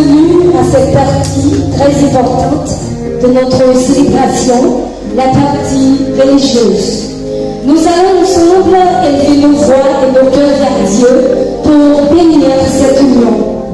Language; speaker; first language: French; non-native, local second language; Haitian Creole